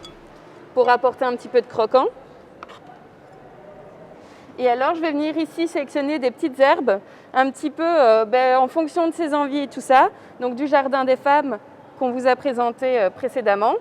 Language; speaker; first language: French; native; French